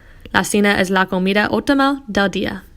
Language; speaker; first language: Spanish; non-native, learner; English